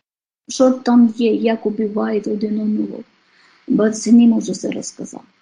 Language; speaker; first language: Ukrainian; non-native, fluent; Polish